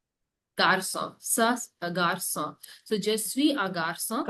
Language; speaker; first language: French; non-native, learner; Hindi